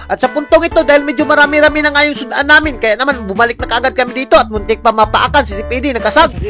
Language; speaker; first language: Filipino; non-native, local second language; Cebuano